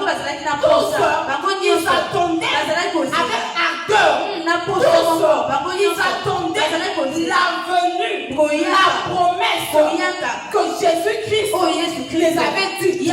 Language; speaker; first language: French; non-native, local second language; Lingala